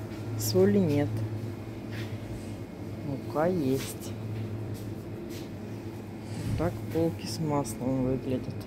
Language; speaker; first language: Russian; native; Russian